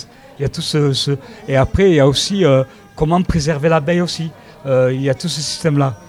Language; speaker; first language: French; native; French